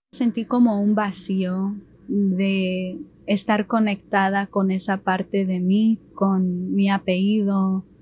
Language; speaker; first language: Spanish; early bilingual, heritage; Spanish